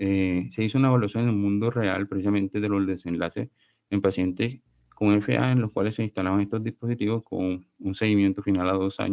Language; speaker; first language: Spanish; native; Spanish